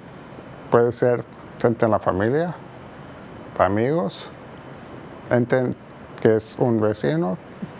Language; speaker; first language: Spanish; non-native, fluent; English